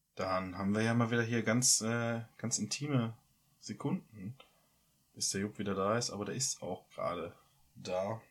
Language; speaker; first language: German; native; German